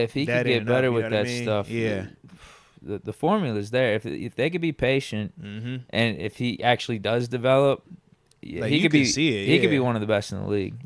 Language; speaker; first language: English; native; English